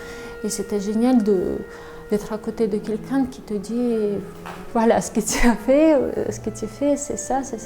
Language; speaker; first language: French; non-native, fluent; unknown